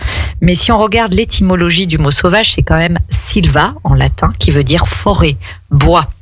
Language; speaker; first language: French; native; French